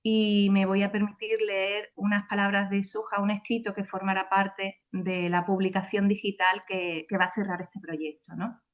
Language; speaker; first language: Spanish; native; Spanish